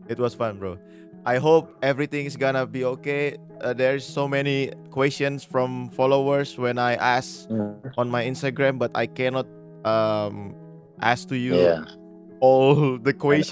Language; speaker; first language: English; non-native, fluent; Indonesian